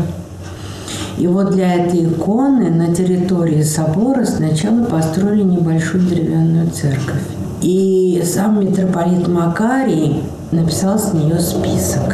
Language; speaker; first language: Russian; native; Russian